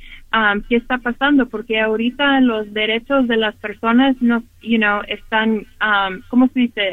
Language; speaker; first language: Spanish; early bilingual, heritage; Spanish